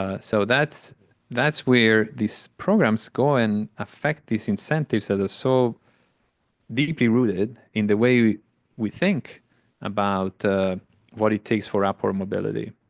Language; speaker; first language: English; non-native, fluent; Italian